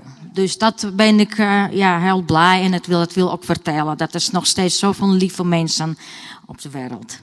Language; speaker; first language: Dutch; non-native, fluent; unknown